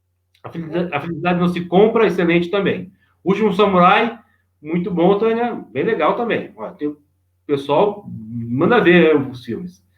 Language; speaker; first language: Portuguese; native; Portuguese